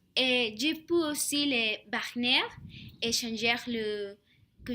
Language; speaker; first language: French; non-native, learner; Spanish